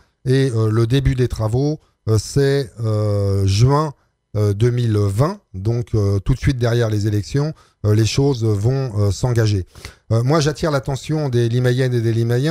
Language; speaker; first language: French; native; French